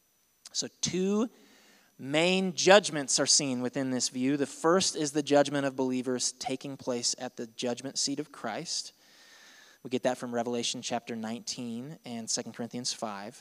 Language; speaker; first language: English; native; English